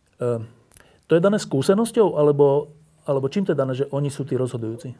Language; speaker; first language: Slovak; native; Slovak